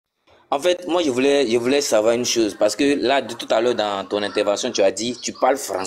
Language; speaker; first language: French; non-native, local second language; Dyula